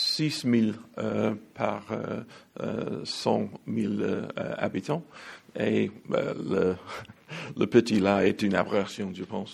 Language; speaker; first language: French; non-native, learner; English